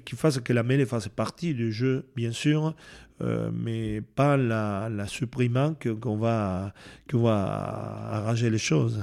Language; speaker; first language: French; non-native, fluent; Spanish